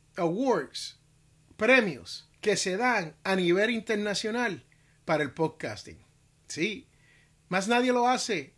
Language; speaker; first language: Spanish; native; Spanish